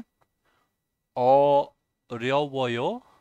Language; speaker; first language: Korean; non-native, learner; German